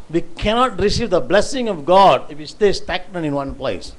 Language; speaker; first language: English; non-native, local second language; Tamil